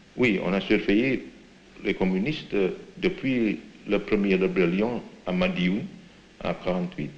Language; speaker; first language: French; non-native, fluent; Indonesian